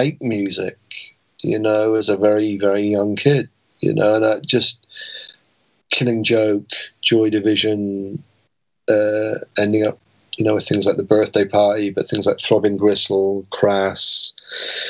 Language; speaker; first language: English; native; English